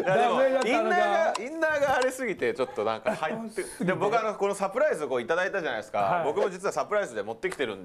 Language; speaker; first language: Japanese; native; Japanese